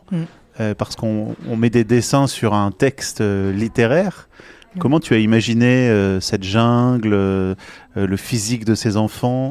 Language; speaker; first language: French; native; French